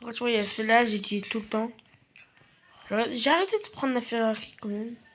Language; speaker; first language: French; native; French